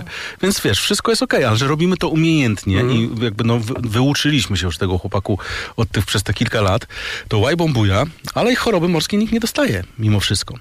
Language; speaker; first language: Polish; native; Polish